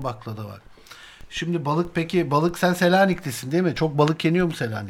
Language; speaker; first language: Turkish; native; Turkish